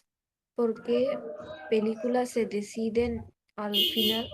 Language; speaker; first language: Spanish; non-native, learner; Bangla